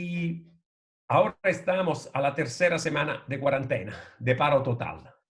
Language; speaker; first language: Spanish; non-native, fluent; Italian